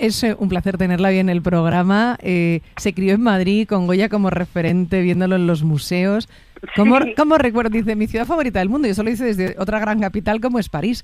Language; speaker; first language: Spanish; native; Spanish